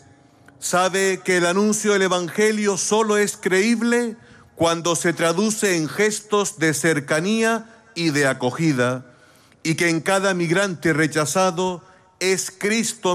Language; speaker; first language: Spanish; native; Spanish